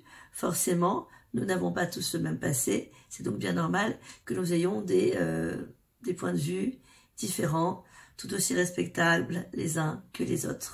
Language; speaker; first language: French; native; French